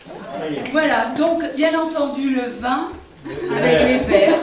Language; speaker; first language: French; native; French